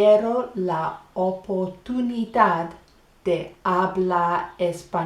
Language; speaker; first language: Spanish; non-native, fluent; English